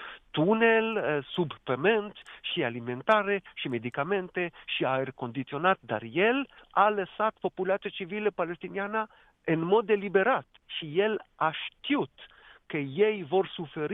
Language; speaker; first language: Romanian; non-native, fluent; Hebrew